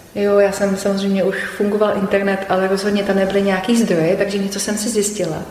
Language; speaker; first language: Czech; native; Czech